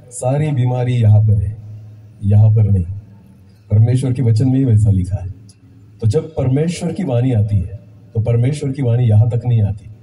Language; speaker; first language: Hindi; non-native, local second language; Marathi